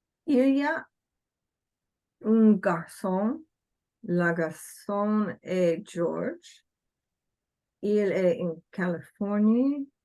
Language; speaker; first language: French; non-native, learner; English